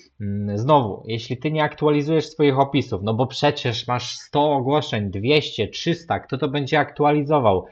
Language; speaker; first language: Polish; native; Polish